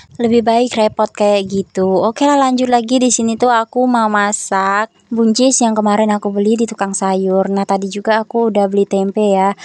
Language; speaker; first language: Indonesian; non-native, local second language; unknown